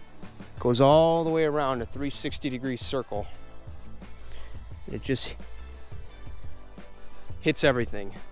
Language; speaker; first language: English; native; English